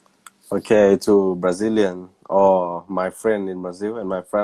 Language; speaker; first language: English; non-native, learner; Thai